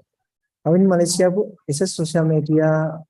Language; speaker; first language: English; non-native, learner; Indonesian